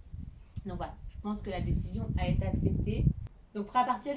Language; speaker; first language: French; native; French